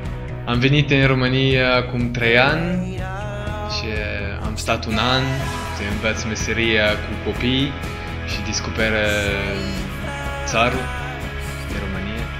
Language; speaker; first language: Romanian; non-native, learner; French